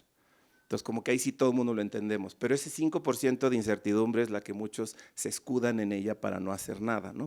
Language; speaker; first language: Spanish; native; Spanish